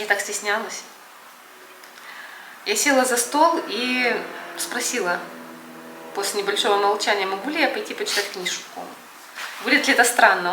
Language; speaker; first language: Russian; native; Russian